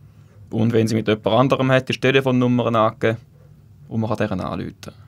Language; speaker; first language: German; native; German